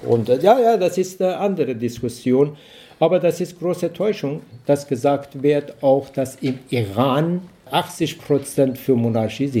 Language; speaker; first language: German; non-native, learner; Persian